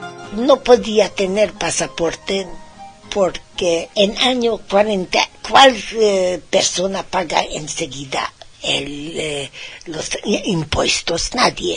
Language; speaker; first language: Spanish; non-native, fluent; Hungarian